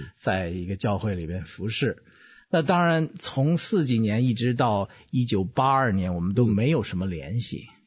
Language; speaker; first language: Chinese; native; Chinese